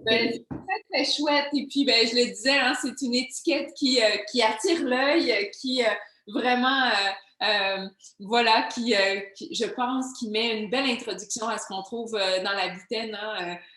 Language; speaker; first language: French; native; French